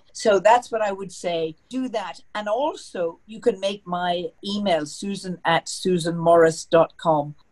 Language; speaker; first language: English; native; English